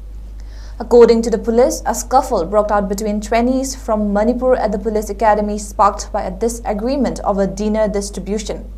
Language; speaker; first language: English; non-native, local second language; Manipuri